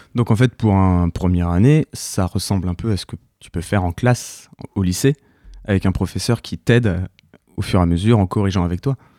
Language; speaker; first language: French; native; French